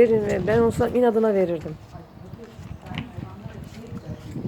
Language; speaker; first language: Turkish; native; Turkish